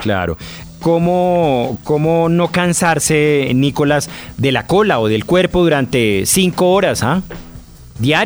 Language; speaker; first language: Spanish; native; Spanish